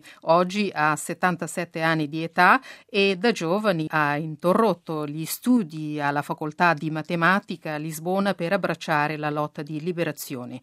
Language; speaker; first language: Italian; non-native, fluent; Kabuverdianu